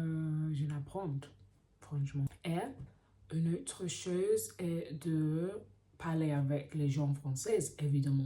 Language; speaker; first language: French; non-native, learner; English